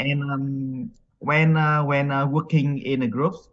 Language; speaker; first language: English; non-native, learner; Vietnamese